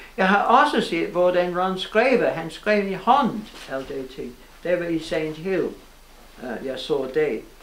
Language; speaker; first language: Danish; non-native, fluent; English